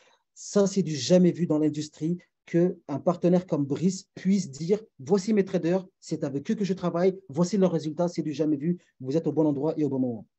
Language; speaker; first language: French; native; French